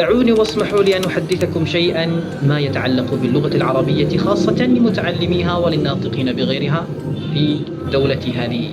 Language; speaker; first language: Arabic; non-native, fluent; Indonesian